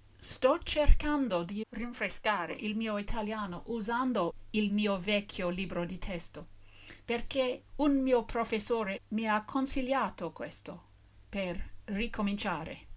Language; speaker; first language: Italian; non-native, learner; English